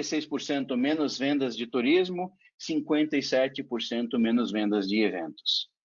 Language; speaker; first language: Spanish; non-native, fluent; Portuguese